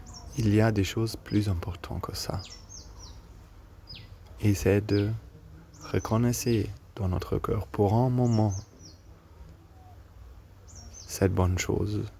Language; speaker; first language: French; non-native, learner; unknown